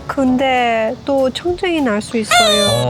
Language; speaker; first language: Korean; non-native, learner; Persian